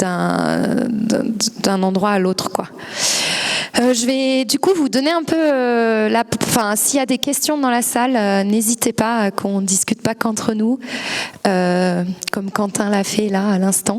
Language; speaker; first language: French; native; French